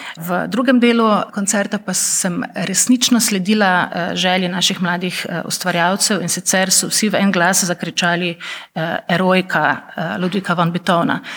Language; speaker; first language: Slovenian; native; Slovenian